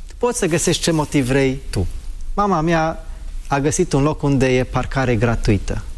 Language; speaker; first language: Romanian; early bilingual, heritage; Romanian